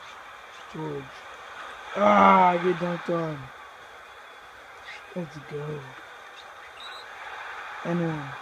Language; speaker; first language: English; native; English